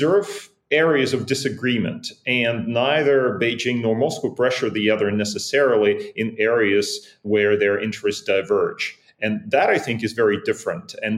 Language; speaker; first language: English; non-native, fluent; Russian